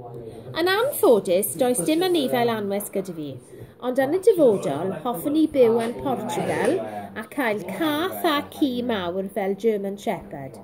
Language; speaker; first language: Welsh; non-native, local second language; English